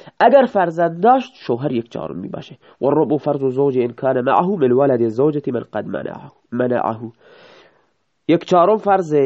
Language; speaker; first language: Persian; native; Persian